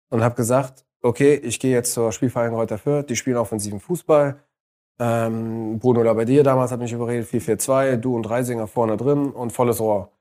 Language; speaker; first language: German; early bilingual, other home language; Arabic